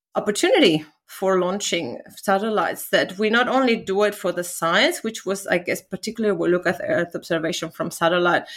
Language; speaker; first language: English; non-native, fluent; Spanish